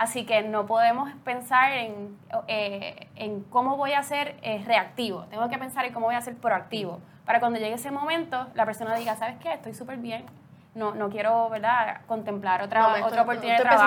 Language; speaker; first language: Spanish; native; Spanish